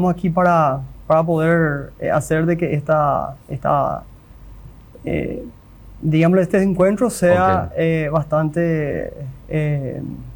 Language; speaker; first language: Spanish; native; Spanish